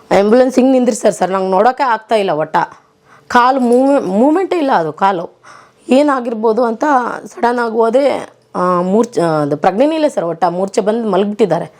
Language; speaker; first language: Kannada; native; Kannada